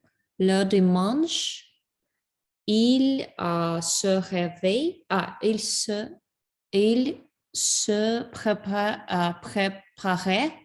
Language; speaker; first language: French; non-native, learner; Spanish